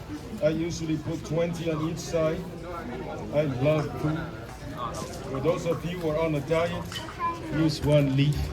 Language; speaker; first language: English; non-native, local second language; Samoan